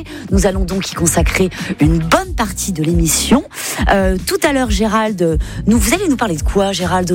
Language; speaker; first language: French; native; French